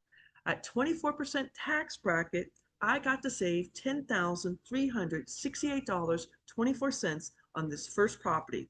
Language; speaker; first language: English; native; English